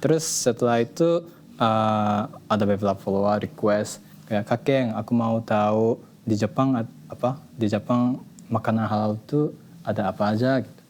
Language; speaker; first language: Indonesian; non-native, fluent; Japanese